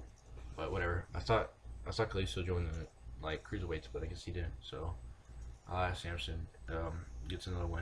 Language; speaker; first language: English; native; English